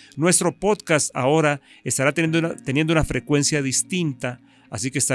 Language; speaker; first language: Spanish; native; Spanish